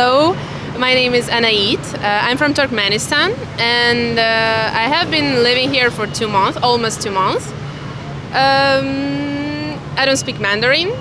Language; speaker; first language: English; non-native, fluent; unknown